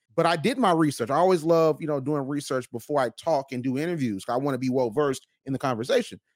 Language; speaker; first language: English; native; English